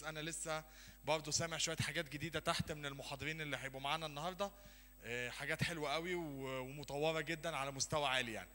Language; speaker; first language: Arabic; native; Arabic